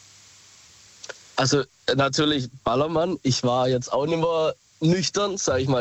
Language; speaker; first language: German; native; German